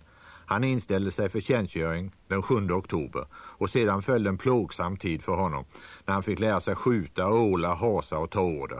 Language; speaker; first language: Swedish; native; Swedish